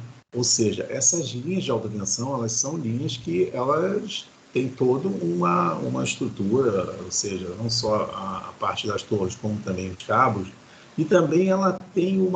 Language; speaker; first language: Portuguese; native; Portuguese